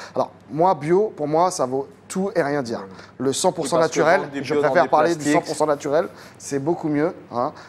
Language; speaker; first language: French; native; French